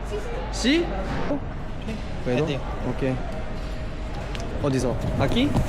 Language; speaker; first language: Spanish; non-native, learner; Korean